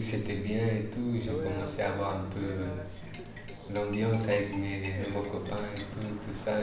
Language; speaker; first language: French; non-native, fluent; Romanian